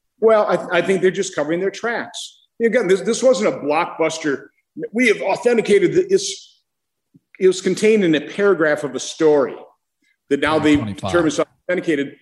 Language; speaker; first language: English; native; English